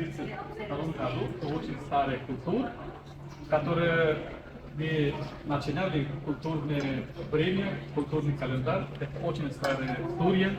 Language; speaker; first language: Russian; non-native, learner; Bangla